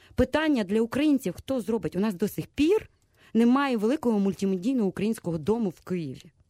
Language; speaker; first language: Ukrainian; native; Ukrainian